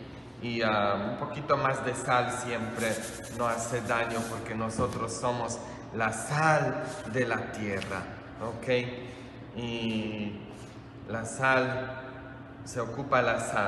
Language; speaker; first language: Spanish; non-native, fluent; English